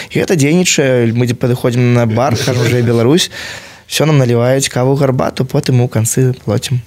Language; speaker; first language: Belarusian; native; Belarusian